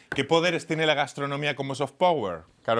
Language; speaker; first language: Spanish; native; Spanish